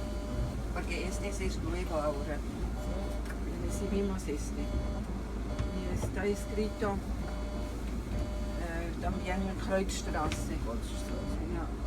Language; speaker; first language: Spanish; non-native, learner; German